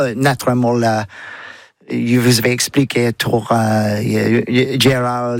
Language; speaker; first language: French; non-native, learner; English